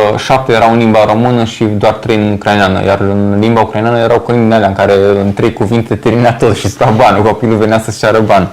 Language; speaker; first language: Romanian; non-native, local second language; Ukrainian